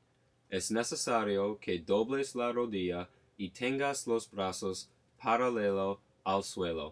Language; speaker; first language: Spanish; non-native, learner; English